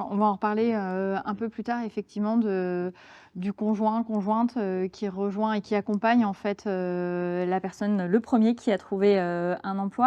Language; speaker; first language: French; native; French